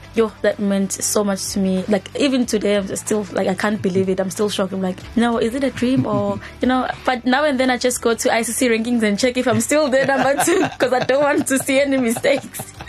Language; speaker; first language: English; non-native, local second language; Zulu